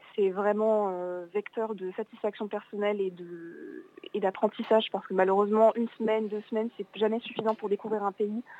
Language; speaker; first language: French; native; French